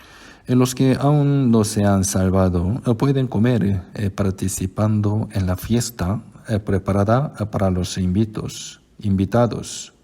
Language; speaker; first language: Spanish; non-native, fluent; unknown